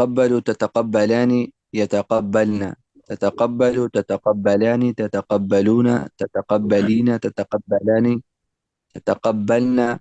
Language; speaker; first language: Arabic; non-native, learner; Urdu